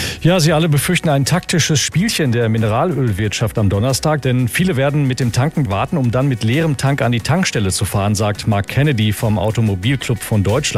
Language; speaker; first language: German; native; German